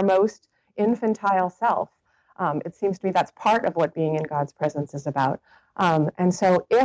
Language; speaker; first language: English; native; English